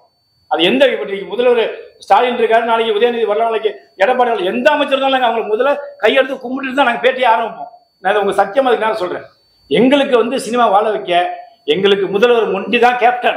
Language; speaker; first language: Tamil; native; Tamil